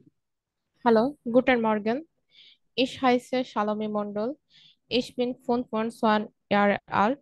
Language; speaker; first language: German; non-native, learner; Bangla